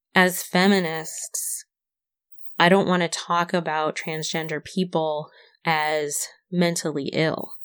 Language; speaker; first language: English; native; English